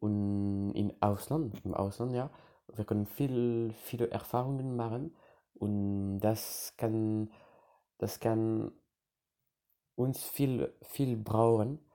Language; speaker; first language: German; non-native, learner; French